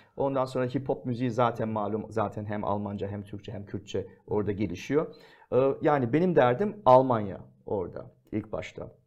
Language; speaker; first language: Turkish; early bilingual, heritage; Turkish